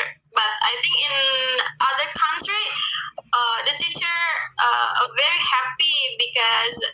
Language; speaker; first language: English; non-native, learner; Indonesian